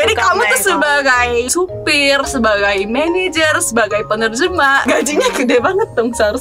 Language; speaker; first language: Indonesian; non-native, fluent; Korean